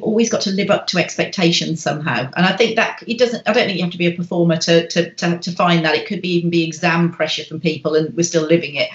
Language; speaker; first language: English; native; English